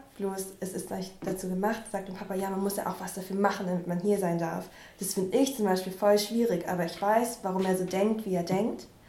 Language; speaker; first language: German; early bilingual, other home language; Vietnamese